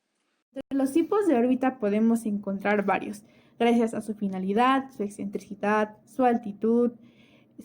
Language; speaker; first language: Spanish; native; Spanish